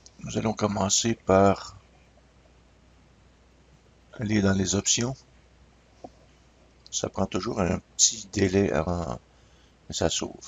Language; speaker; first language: French; native; French